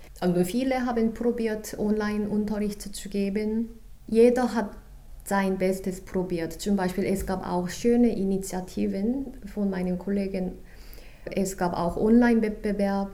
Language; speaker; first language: German; non-native, fluent; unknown